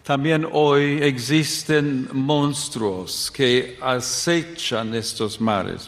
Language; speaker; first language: Spanish; non-native, fluent; English